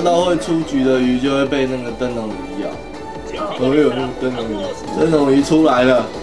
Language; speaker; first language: Chinese; native; Chinese